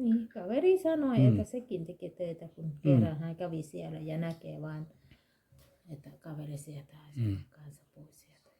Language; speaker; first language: Finnish; non-native, learner; Thai